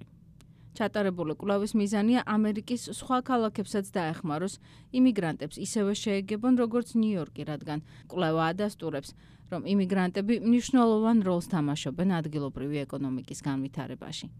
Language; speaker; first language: Georgian; native; Georgian